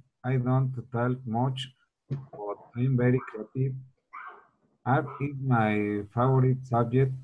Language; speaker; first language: English; non-native, learner; Spanish